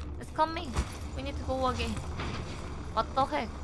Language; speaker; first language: English; non-native, learner; Korean